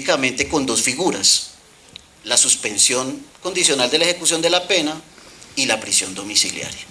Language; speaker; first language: Spanish; native; Spanish